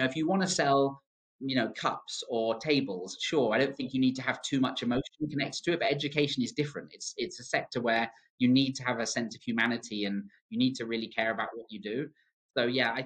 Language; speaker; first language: English; native; English